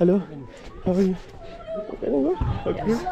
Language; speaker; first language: English; non-native, learner; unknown